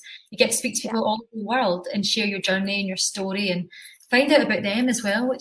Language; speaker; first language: English; native; English